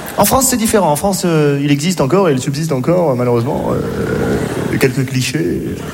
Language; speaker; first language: French; native; French